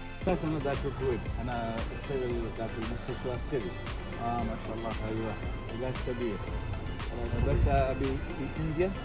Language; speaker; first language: Arabic; non-native, learner; Malayalam